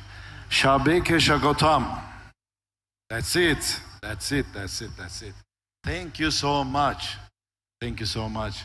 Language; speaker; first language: English; non-native, learner; Turkish